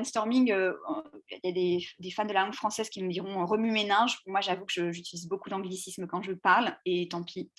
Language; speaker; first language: French; native; French